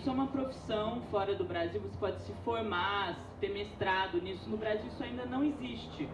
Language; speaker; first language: Portuguese; native; Portuguese